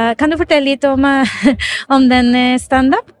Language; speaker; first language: Norwegian; non-native, fluent; Spanish